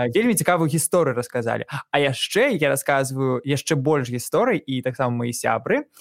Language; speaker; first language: Belarusian; non-native, local second language; Russian